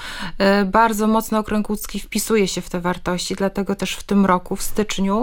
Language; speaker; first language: Polish; native; Polish